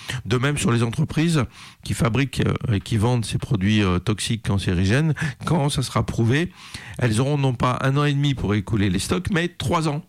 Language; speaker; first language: French; native; French